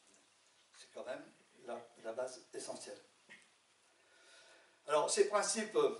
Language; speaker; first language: French; native; French